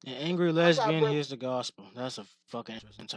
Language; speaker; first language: English; native; English